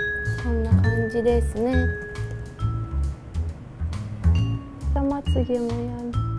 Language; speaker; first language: Japanese; native; Japanese